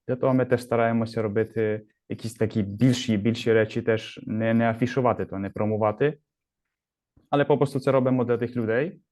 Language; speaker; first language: Ukrainian; native; Ukrainian